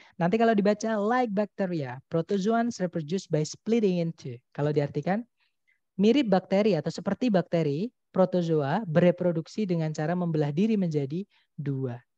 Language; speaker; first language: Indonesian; non-native, local second language; Javanese